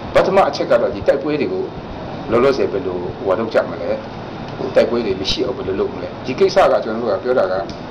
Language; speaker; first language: Burmese; non-native, local second language; Kachin